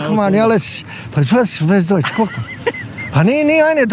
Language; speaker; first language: German; non-native, learner; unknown